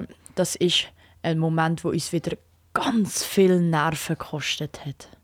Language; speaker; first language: German; native; German